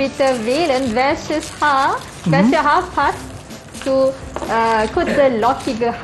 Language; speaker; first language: German; non-native, fluent; Malay